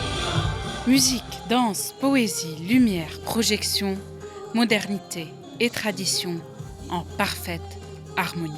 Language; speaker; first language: French; non-native, local second language; Arabic